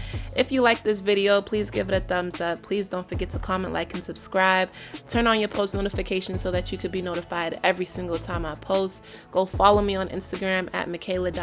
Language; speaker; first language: English; native; English